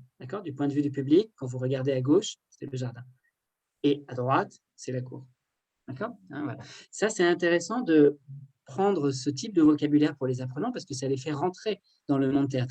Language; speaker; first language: French; native; French